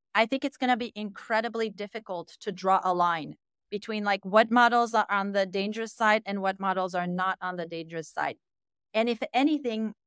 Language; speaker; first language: English; native; English